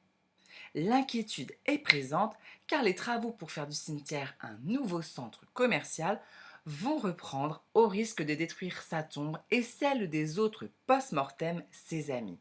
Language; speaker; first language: French; native; French